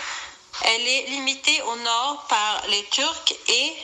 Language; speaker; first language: French; non-native, learner; Swedish